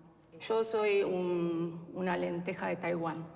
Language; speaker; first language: Spanish; early bilingual, other home language; Chinese